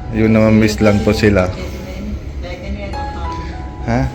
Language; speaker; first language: Filipino; non-native, local second language; Cebuano